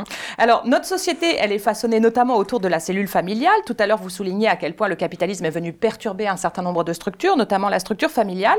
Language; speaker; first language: French; native; French